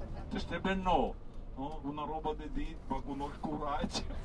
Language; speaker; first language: Italian; native; Italian